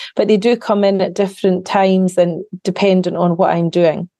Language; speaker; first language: English; native; English